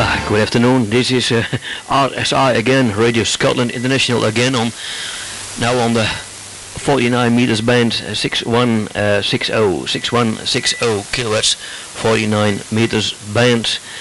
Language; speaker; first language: English; non-native, fluent; Dutch